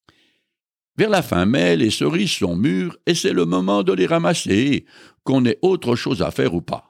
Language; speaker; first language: French; native; French